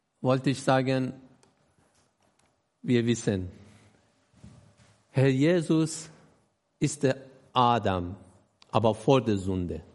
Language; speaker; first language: German; non-native, learner; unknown